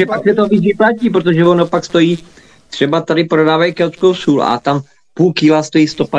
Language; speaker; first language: Czech; native; Czech